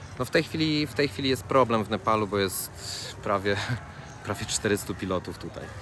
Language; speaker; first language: Polish; native; Polish